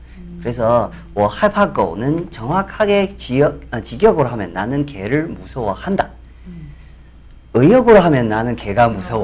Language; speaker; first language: Korean; non-native, fluent; Chinese